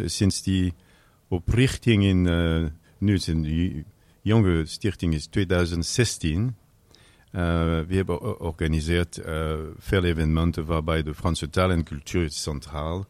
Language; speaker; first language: Dutch; non-native, learner; French